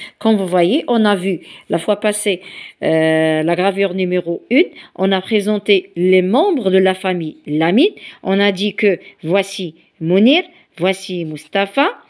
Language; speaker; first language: French; non-native, local second language; Arabic